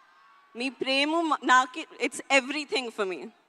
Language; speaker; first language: Telugu; non-native, learner; Hindi